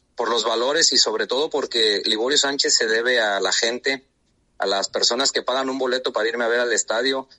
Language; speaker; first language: Spanish; native; Spanish